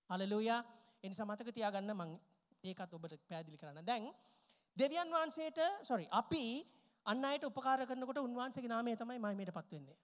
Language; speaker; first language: Sinhala; non-native, local second language; Tamil